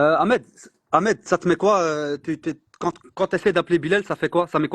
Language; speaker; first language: French; native; French